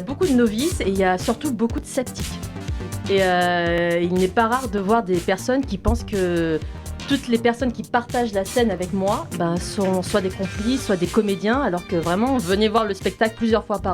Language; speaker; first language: French; native; French